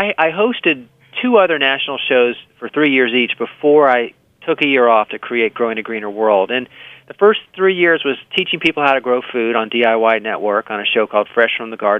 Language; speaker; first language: English; native; English